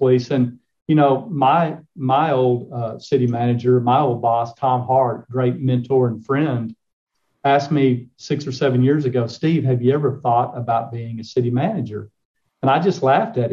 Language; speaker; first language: English; native; English